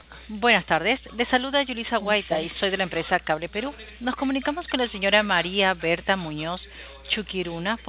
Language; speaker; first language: Spanish; native; Spanish